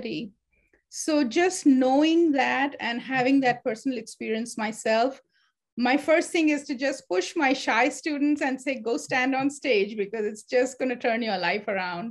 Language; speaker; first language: English; non-native, local second language; Hindi